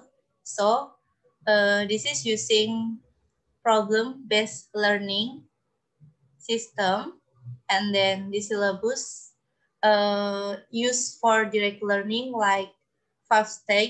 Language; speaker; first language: English; non-native, learner; Indonesian